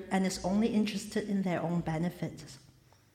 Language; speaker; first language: English; non-native, local second language; Cantonese